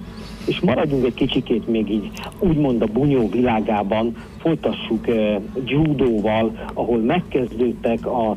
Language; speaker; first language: Hungarian; native; Hungarian